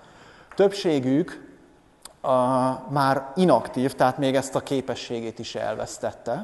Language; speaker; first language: Hungarian; native; Hungarian